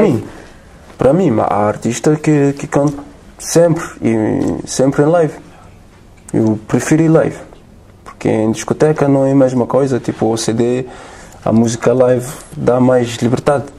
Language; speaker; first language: Portuguese; non-native, learner; French